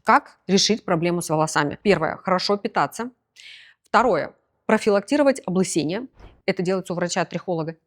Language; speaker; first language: Russian; native; Russian